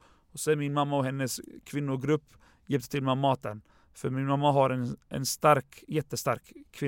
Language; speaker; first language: Swedish; non-native, fluent; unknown